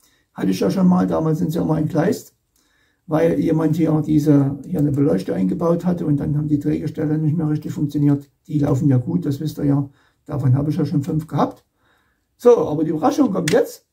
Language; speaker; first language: German; native; German